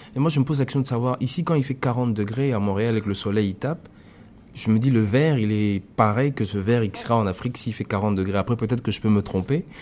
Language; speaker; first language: French; non-native, local second language; Lingala